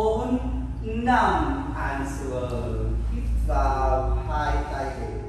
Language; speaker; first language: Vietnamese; non-native, learner; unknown